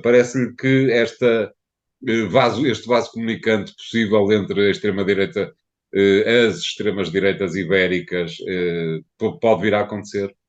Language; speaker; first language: Portuguese; native; Portuguese